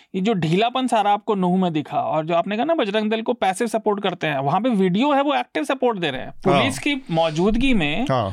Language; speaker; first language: Hindi; native; Hindi